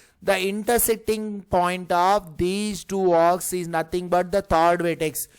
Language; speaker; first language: English; non-native, local second language; Telugu